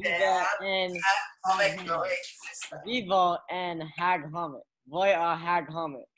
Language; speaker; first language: Spanish; non-native, learner; English